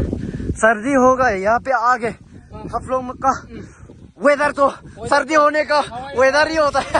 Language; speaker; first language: Hindi; non-native, local second language; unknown